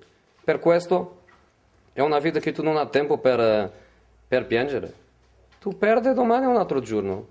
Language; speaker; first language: Italian; non-native, fluent; Portuguese